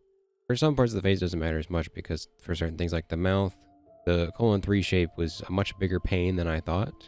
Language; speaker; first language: English; native; English